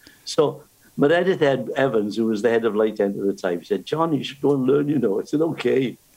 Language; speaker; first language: English; native; English